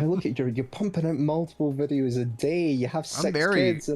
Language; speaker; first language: English; native; English